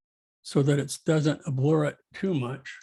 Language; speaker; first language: English; native; English